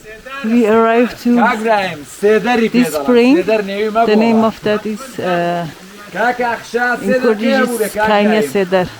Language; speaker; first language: English; non-native, learner; Kurdish